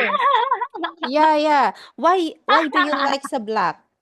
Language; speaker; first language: English; non-native, learner; Indonesian